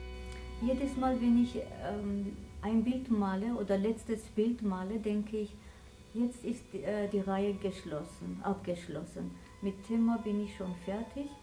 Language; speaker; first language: German; non-native, fluent; Armenian